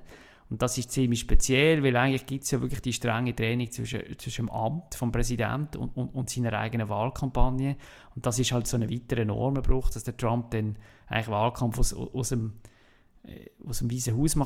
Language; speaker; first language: German; native; German